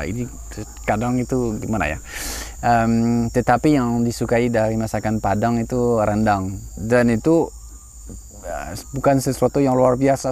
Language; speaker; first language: Indonesian; non-native, fluent; French